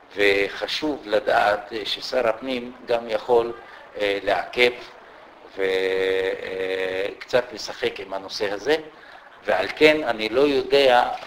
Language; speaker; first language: Hebrew; non-native, local second language; Arabic